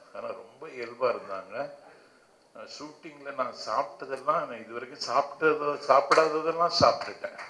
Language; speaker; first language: Tamil; native; Tamil